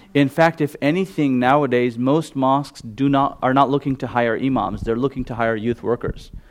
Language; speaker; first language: English; early bilingual, other home language; Gujarati